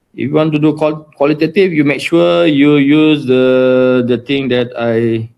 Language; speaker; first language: English; non-native, local second language; Malay